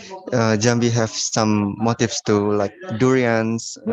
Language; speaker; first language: English; non-native, learner; Indonesian